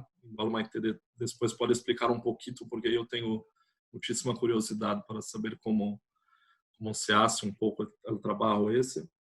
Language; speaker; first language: Spanish; non-native, fluent; Portuguese